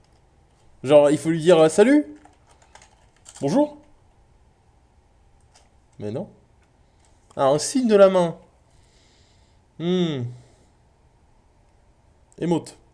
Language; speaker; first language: French; native; French